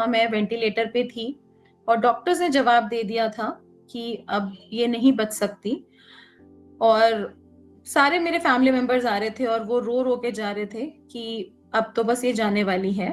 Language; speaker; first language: Hindi; native; Hindi